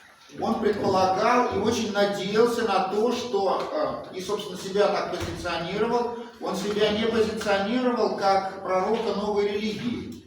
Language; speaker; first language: Russian; native; Russian